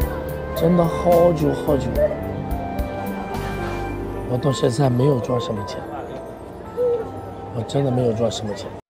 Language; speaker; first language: Chinese; non-native, fluent; Arabic